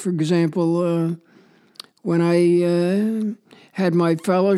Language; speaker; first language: English; native; English